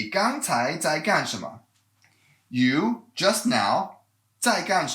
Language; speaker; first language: Chinese; non-native, fluent; English